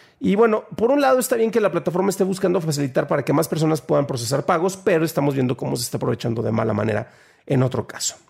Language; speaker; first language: Spanish; native; Spanish